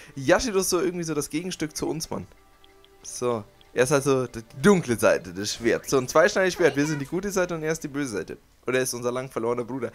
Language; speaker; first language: German; native; German